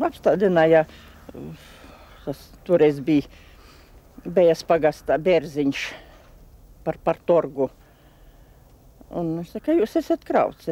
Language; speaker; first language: Latvian; native; Latvian